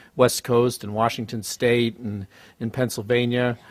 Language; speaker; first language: English; native; English